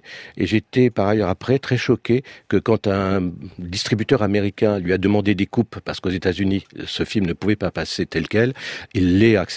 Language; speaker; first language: French; early bilingual, other home language; Romanian